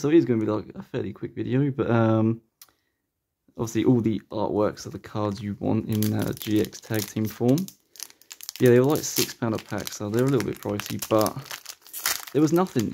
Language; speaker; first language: English; native; English